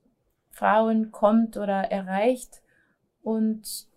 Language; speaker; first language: German; non-native, fluent; Spanish